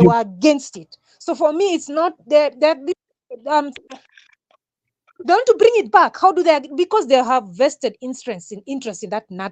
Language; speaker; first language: English; non-native, local second language; Swahili